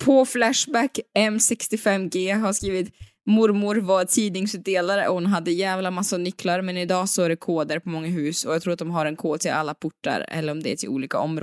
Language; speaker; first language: Swedish; native; Swedish